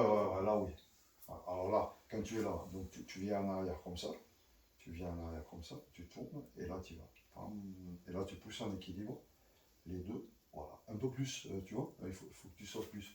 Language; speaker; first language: French; native; French